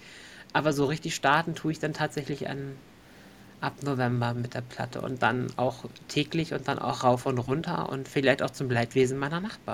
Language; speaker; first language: German; native; German